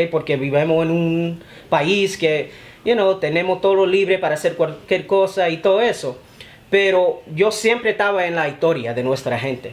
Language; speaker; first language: Spanish; early bilingual, heritage; Spanish